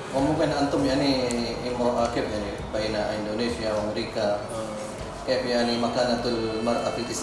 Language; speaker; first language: Arabic; non-native, learner; Indonesian